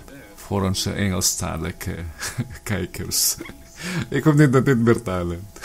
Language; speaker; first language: Dutch; non-native, learner; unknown